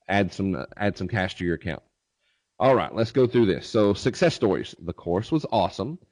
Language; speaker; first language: English; native; English